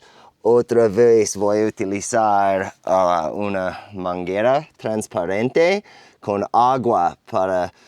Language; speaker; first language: Spanish; non-native, learner; English